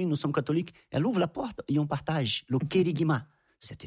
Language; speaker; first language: French; non-native, fluent; Portuguese